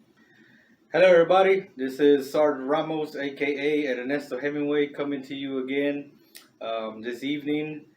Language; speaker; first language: English; native; English